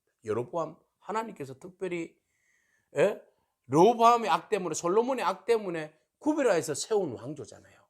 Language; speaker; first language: Korean; native; Korean